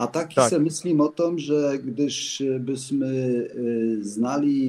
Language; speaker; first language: Czech; non-native, learner; Polish